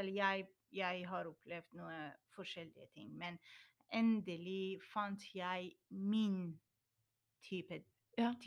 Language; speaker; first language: Norwegian; non-native, learner; Persian